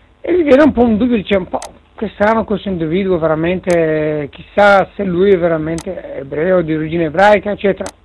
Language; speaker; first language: Italian; native; Italian